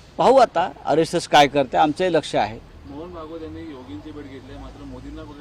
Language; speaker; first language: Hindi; non-native, local second language; Marathi